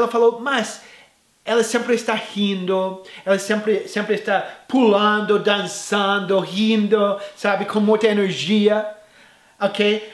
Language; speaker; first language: Portuguese; non-native, fluent; English